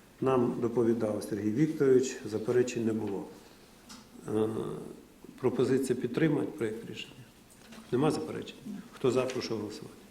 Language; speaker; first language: Ukrainian; non-native, local second language; Russian